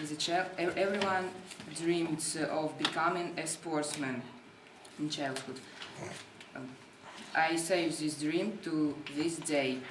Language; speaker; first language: English; non-native, learner; Russian